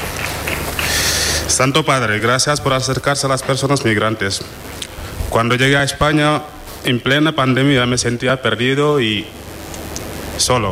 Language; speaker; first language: Spanish; non-native, fluent; Wolof